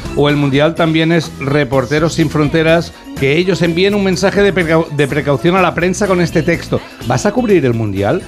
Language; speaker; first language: Spanish; native; Spanish